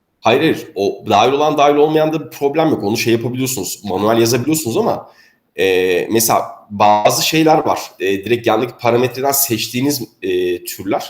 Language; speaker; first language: Turkish; native; Turkish